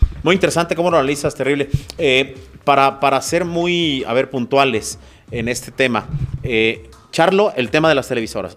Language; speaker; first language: Spanish; native; Spanish